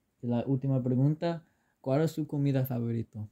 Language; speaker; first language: Spanish; early bilingual, heritage; English